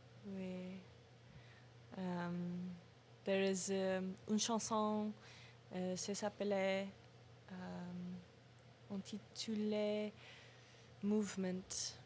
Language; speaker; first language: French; non-native, learner; English